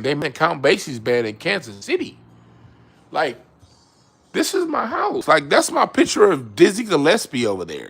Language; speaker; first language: English; native; English